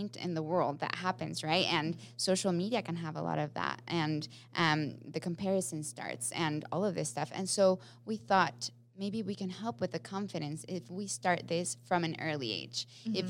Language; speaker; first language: English; non-native, fluent; Spanish